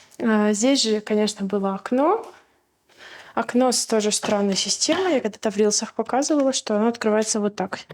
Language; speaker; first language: Russian; native; Russian